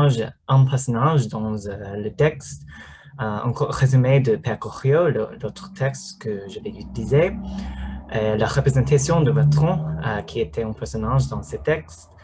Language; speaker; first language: French; non-native, learner; English